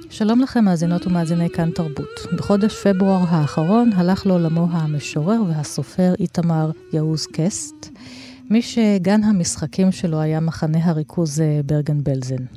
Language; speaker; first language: Hebrew; native; Hebrew